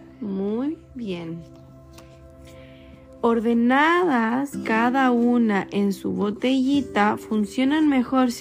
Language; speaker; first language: Spanish; native; Spanish